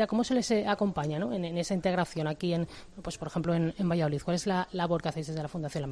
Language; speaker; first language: Spanish; native; Spanish